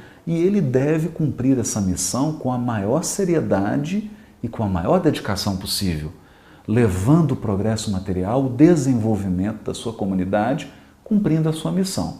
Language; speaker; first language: Portuguese; native; Portuguese